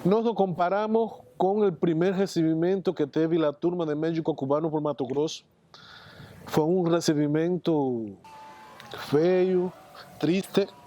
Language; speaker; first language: Portuguese; non-native, fluent; Spanish